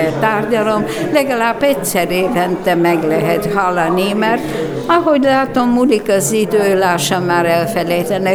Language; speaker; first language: Hungarian; non-native, fluent; Bulgarian